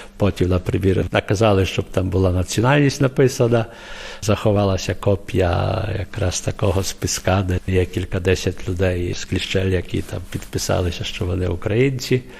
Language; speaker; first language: Ukrainian; early bilingual, heritage; Ukrainian